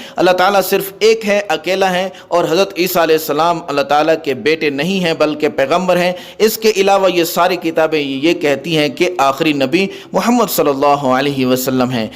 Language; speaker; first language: Urdu; native; Urdu